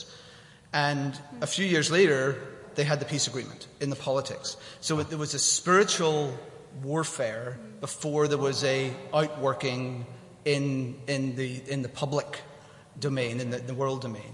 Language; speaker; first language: English; native; English